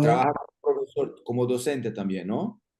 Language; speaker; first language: Spanish; non-native, fluent; Portuguese